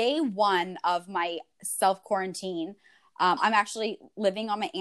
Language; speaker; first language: English; native; English